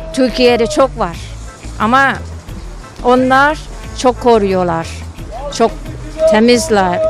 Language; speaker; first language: Turkish; non-native, learner; Thai